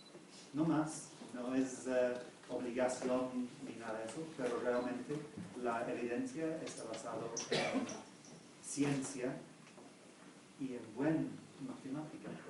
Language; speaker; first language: Spanish; non-native, fluent; English